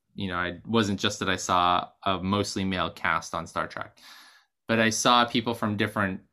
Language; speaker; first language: English; native; English